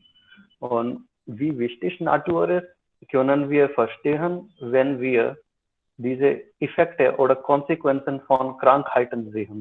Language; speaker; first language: German; non-native, fluent; Hindi